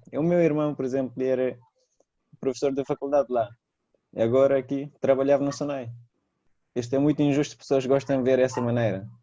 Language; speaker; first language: Portuguese; non-native, fluent; Persian